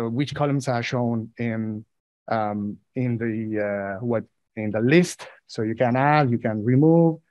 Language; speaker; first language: English; non-native, fluent; Spanish